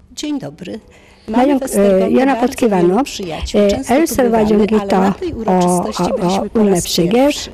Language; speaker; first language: Hungarian; non-native, learner; Polish